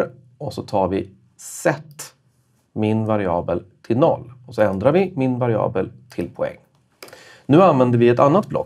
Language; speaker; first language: Swedish; native; Swedish